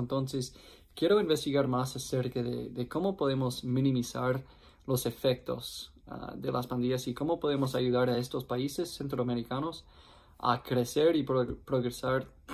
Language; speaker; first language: Spanish; non-native, fluent; English